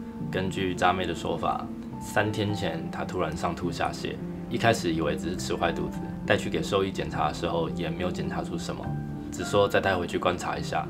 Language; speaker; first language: Chinese; native; Chinese